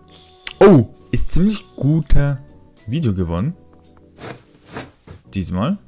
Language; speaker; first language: German; non-native, fluent; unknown